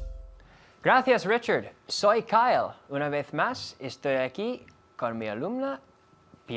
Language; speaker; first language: Spanish; non-native, fluent; English